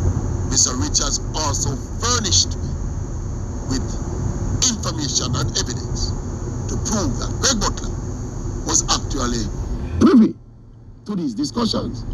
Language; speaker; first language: English; non-native, local second language; Jamaican Creole English